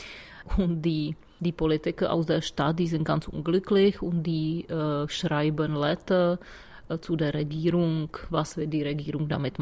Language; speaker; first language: German; non-native, fluent; Czech